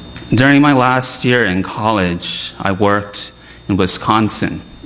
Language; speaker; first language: English; early bilingual, other home language; Chinese